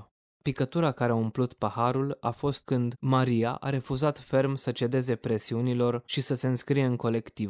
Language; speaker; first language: Romanian; native; Romanian